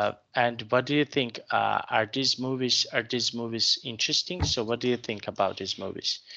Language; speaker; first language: English; non-native, fluent; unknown